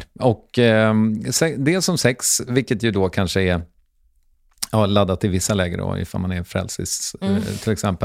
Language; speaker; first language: Swedish; native; Swedish